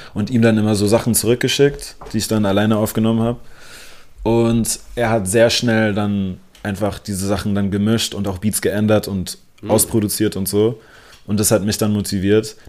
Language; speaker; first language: German; non-native, local second language; English